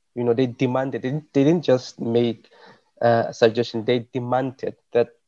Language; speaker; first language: English; non-native, local second language; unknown